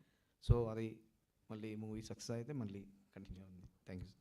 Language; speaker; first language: Telugu; non-native, local second language; Malayalam